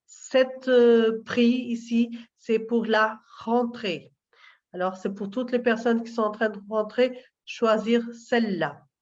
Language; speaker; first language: French; non-native, learner; Portuguese